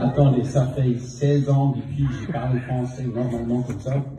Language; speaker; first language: French; non-native, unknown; English